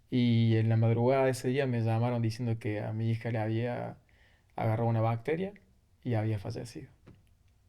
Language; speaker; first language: Spanish; native; Spanish